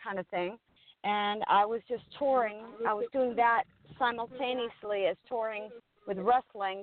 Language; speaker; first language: English; native; English